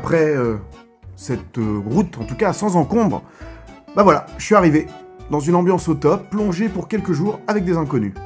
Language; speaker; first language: French; native; French